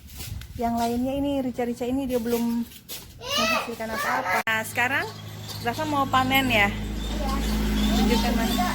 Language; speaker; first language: Indonesian; native; Indonesian